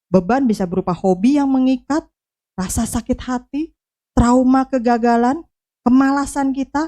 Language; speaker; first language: Indonesian; native; Indonesian